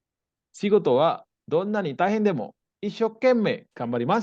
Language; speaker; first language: Japanese; non-native, fluent; Indonesian